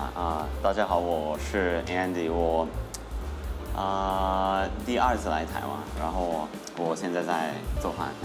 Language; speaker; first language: Chinese; non-native, learner; Japanese